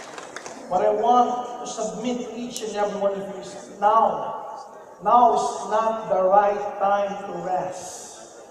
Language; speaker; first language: English; non-native, local second language; Filipino